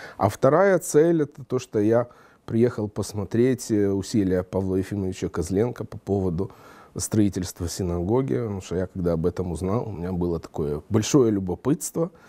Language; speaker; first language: Russian; native; Russian